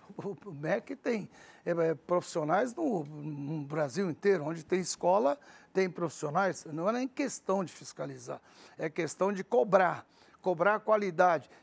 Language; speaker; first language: Portuguese; early bilingual, other home language; Arabic